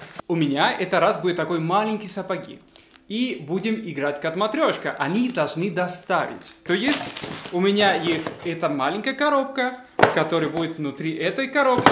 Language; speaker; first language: Russian; non-native, fluent; Spanish